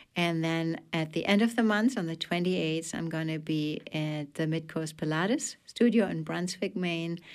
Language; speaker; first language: English; non-native, fluent; German